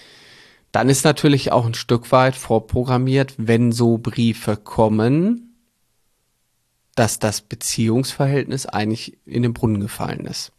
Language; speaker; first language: German; native; German